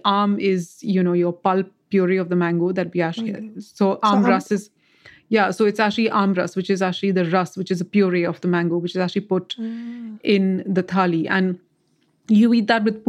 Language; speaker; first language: English; non-native, local second language; Marathi